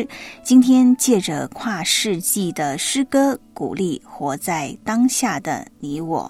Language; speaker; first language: Chinese; native; Chinese